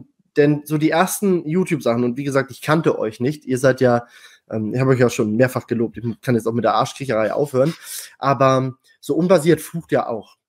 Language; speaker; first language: German; native; German